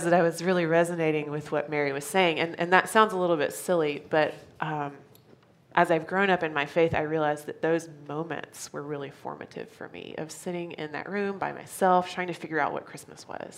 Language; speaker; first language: English; native; English